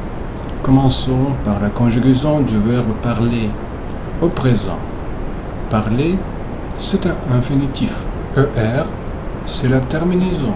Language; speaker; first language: French; non-native, fluent; Russian